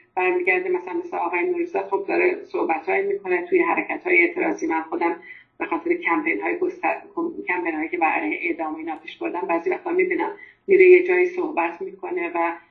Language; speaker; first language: Persian; non-native, local second language; Azerbaijani